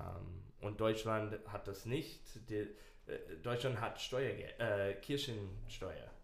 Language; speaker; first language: German; non-native, learner; English